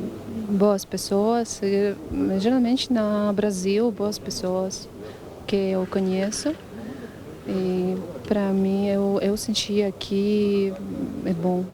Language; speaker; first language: Portuguese; non-native, learner; Ukrainian